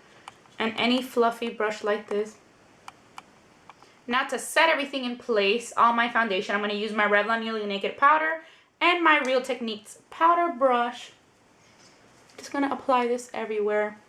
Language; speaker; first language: English; native; English